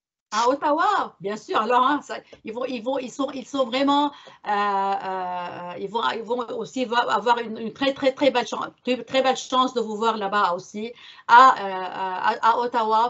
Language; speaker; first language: French; non-native, local second language; Arabic